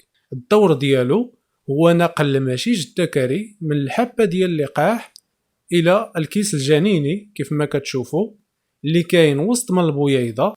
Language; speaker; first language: Arabic; native; Arabic